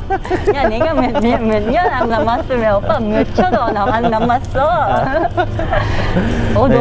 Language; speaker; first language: Korean; non-native, learner; Thai